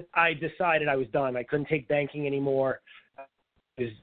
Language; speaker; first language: English; native; English